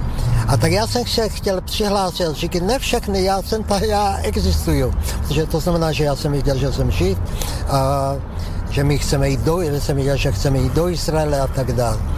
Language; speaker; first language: Czech; non-native, local second language; Slovak